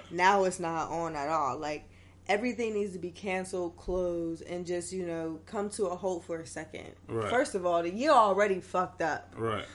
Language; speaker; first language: English; native; English